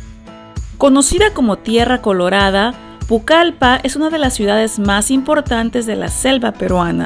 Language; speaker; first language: Spanish; native; Spanish